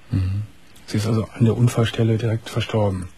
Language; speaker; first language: German; native; German